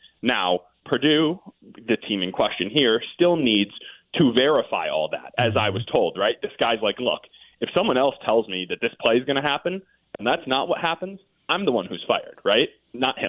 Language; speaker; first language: English; native; English